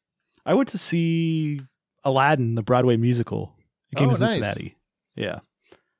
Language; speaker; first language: English; native; English